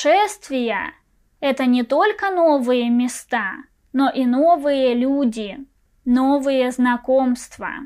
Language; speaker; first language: Russian; non-native, fluent; Persian